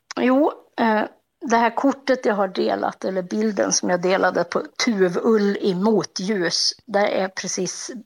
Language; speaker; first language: Swedish; native; Swedish